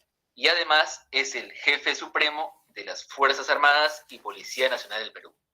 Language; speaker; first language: Spanish; native; Spanish